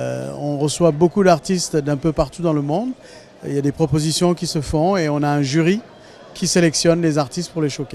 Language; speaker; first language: French; non-native, fluent; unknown